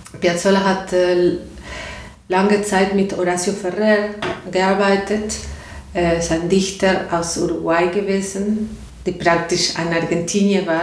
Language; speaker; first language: German; non-native, learner; Spanish